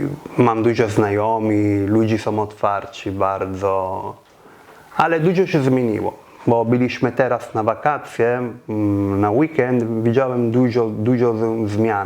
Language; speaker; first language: Polish; non-native, fluent; Italian